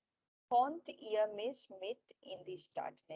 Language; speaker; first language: German; non-native, learner; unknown